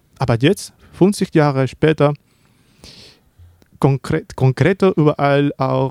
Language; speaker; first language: German; non-native, learner; Spanish